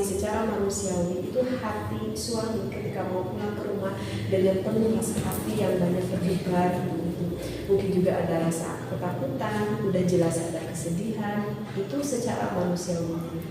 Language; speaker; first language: Indonesian; native; Indonesian